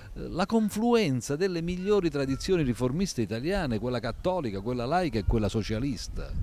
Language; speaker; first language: Italian; native; Italian